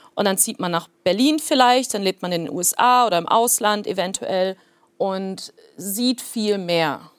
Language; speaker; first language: German; early bilingual, other home language; Plautdietsch